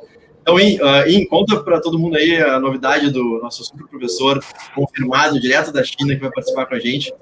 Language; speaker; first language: Portuguese; native; Portuguese